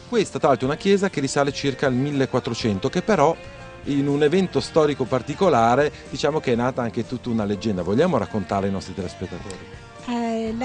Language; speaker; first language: Italian; native; Italian